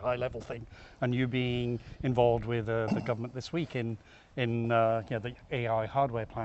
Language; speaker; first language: English; native; English